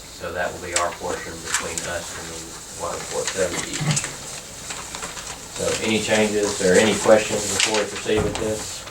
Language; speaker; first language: English; native; English